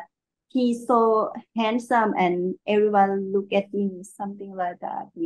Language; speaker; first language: English; non-native, learner; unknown